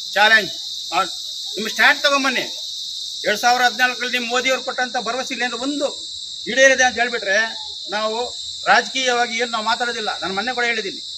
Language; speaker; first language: Kannada; native; Kannada